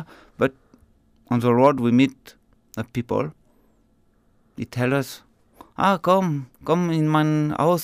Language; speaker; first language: English; non-native, learner; French